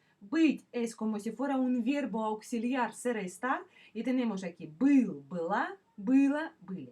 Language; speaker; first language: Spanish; non-native, fluent; Russian